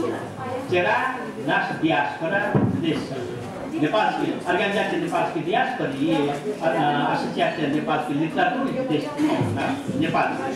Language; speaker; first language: Russian; non-native, fluent; Nepali